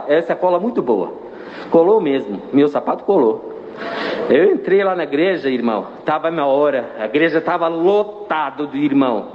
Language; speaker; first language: Portuguese; non-native, fluent; Arabic